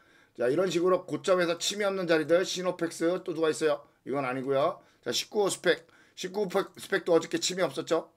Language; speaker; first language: Korean; native; Korean